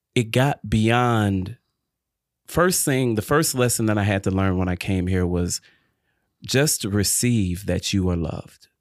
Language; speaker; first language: English; native; English